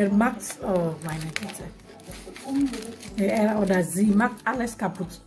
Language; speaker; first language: German; non-native, learner; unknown